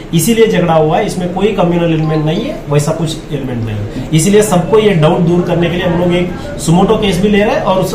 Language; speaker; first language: Hindi; non-native, local second language; Bangla